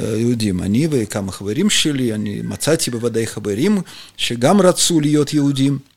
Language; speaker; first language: Hebrew; non-native, fluent; Russian